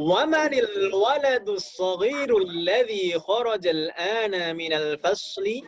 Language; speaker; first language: Arabic; non-native, fluent; Indonesian